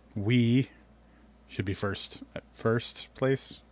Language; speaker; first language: English; native; English